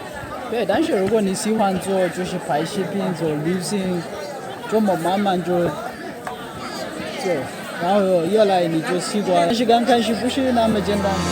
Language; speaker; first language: Chinese; non-native, learner; Amharic